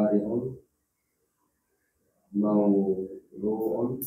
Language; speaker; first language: Arabic; non-native, learner; Indonesian